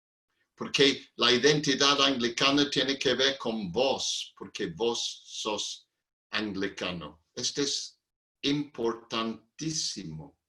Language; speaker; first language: Spanish; non-native, fluent; English